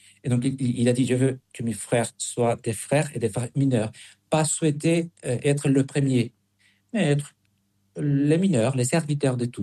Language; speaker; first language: French; non-native, fluent; Spanish